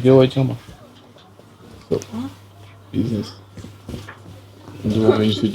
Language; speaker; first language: Chinese; non-native, learner; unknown